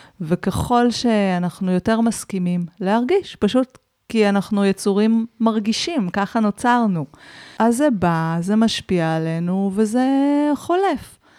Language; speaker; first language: Hebrew; native; Hebrew